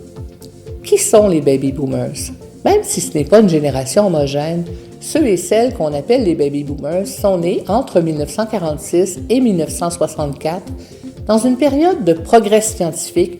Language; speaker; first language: French; native; French